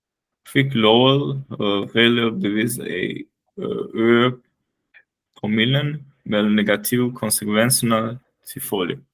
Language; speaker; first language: Danish; non-native, learner; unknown